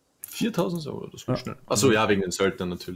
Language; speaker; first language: German; native; German